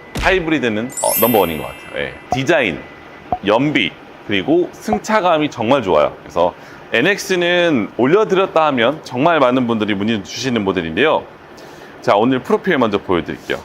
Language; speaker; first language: Korean; native; Korean